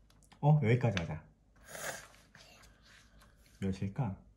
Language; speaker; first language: Korean; native; Korean